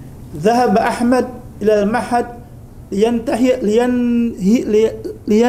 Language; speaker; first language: Arabic; non-native, learner; Indonesian